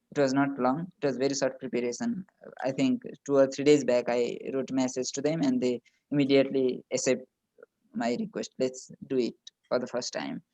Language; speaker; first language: English; non-native, local second language; Nepali